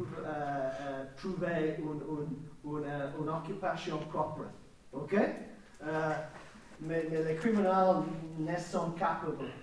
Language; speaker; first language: French; non-native, learner; English